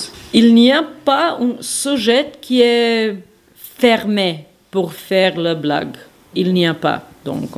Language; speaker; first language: French; non-native, fluent; Serbian